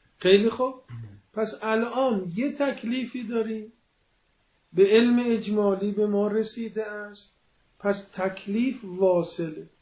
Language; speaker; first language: Persian; non-native, local second language; Azerbaijani